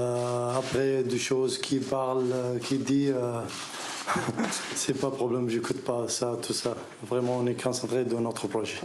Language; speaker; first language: French; non-native, learner; Arabic